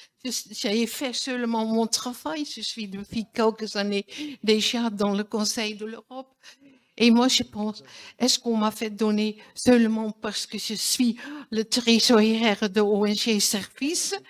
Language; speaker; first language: French; non-native, learner; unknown